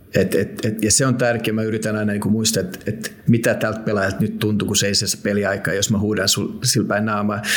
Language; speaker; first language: Finnish; non-native, local second language; Swedish